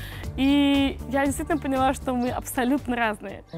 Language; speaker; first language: Russian; native; Russian